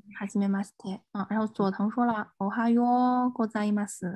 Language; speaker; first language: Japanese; non-native, fluent; Chinese